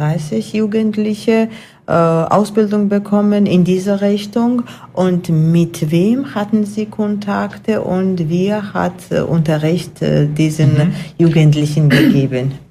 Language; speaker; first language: German; non-native, fluent; Georgian